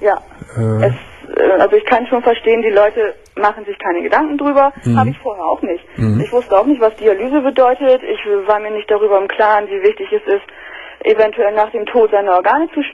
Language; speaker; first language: German; native; German